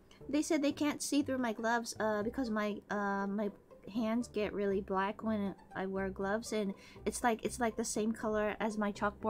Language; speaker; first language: English; native; English